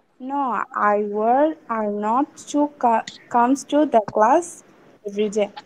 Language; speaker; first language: English; non-native, learner; Bangla